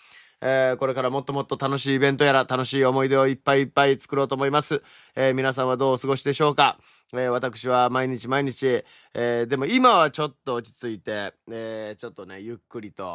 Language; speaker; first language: Japanese; native; Japanese